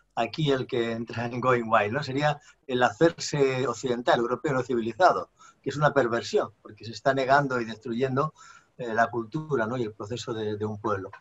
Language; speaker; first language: Spanish; native; Spanish